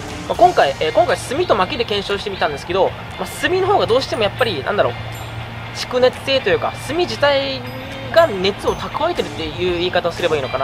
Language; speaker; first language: Japanese; native; Japanese